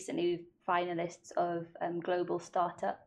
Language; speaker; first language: English; non-native, local second language; Welsh